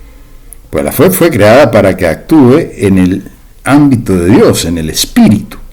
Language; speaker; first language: Spanish; native; Spanish